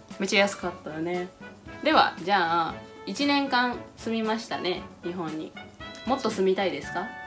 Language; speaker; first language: Japanese; native; Japanese